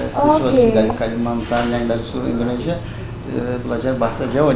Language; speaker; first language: Indonesian; non-native, fluent; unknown